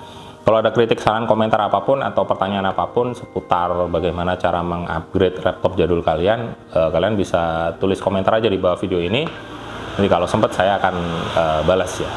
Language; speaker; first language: Indonesian; native; Indonesian